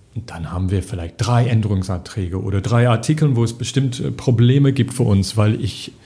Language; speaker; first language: German; non-native, fluent; English